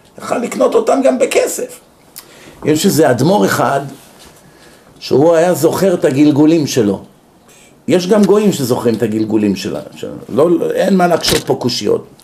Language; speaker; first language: Hebrew; native; Hebrew